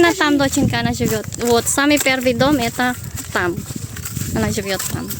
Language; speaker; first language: Russian; non-native, learner; Filipino